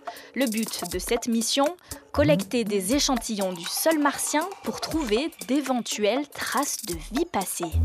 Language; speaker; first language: French; native; French